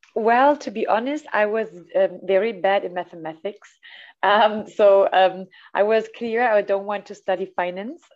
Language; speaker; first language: English; non-native, fluent; German